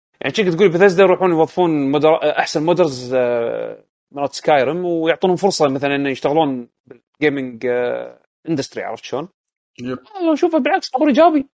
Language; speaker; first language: Arabic; native; Arabic